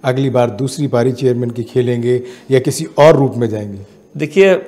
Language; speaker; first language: Hindi; native; Hindi